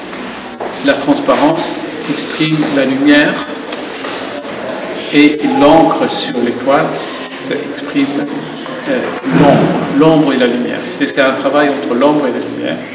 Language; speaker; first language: French; non-native, local second language; Arabic